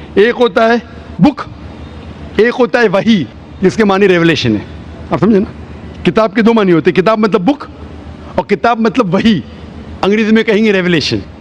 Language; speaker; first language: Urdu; non-native, local second language; Konkani